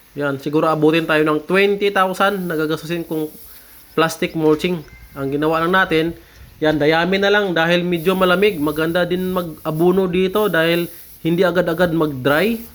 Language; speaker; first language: Filipino; non-native, local second language; Hiligaynon